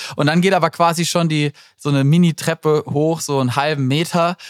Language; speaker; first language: German; native; German